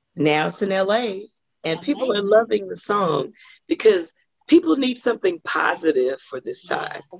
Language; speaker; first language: English; native; English